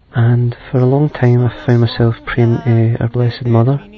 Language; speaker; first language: English; native; English